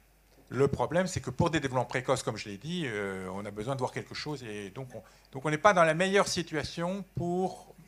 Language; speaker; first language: French; native; French